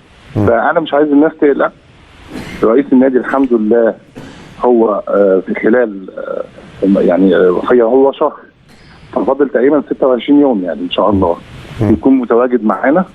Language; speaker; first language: Arabic; native; Arabic